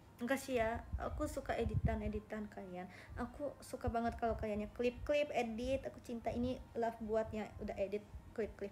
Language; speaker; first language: Indonesian; non-native, learner; Japanese